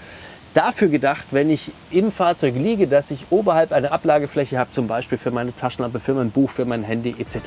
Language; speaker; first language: German; native; German